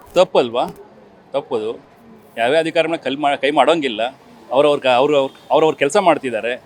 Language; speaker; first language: Kannada; native; Kannada